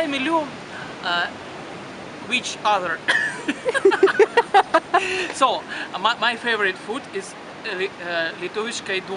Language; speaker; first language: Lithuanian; non-native, learner; Russian